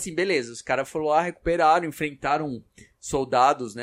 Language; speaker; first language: Portuguese; native; Portuguese